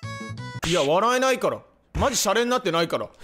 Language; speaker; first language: Japanese; native; Japanese